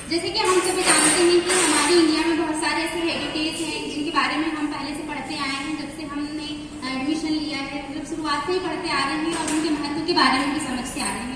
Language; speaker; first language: Hindi; native; Hindi